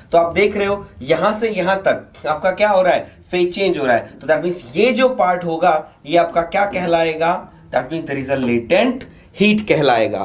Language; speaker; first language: Hindi; native; Hindi